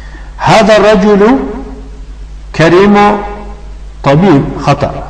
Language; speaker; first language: Arabic; non-native, fluent; Tajik